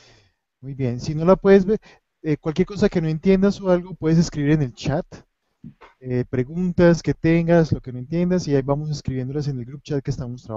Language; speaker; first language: Spanish; native; Spanish